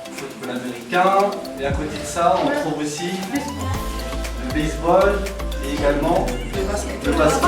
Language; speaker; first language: French; non-native, local second language; Arabic